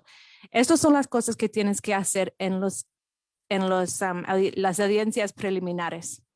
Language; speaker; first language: Spanish; non-native, fluent; English